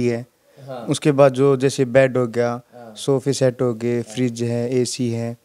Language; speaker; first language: Hindi; native; Hindi